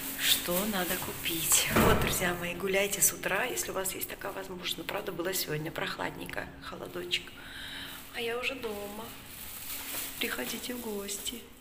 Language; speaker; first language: Russian; non-native, local second language; Georgian